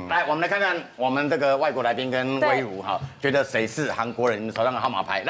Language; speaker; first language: Chinese; native; Chinese